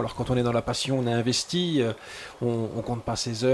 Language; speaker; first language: French; native; French